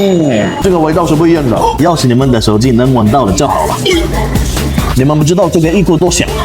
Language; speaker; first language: Chinese; non-native, learner; Korean